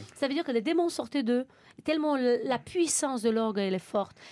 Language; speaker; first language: French; non-native, fluent; Romanian